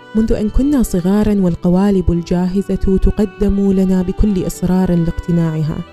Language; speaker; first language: Arabic; early bilingual, other home language; German